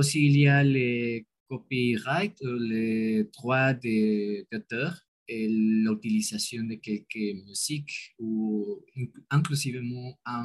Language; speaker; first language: French; non-native, learner; Spanish